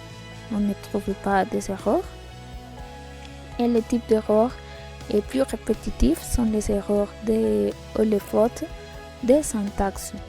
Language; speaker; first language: French; non-native, learner; Spanish